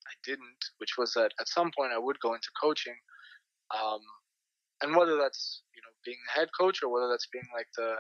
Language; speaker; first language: English; native; English